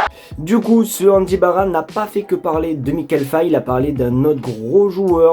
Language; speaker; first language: French; native; French